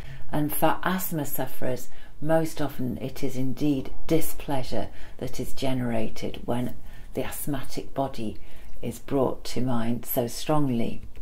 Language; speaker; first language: English; native; English